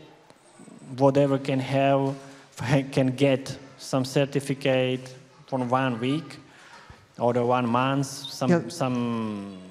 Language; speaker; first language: English; non-native, learner; Slovak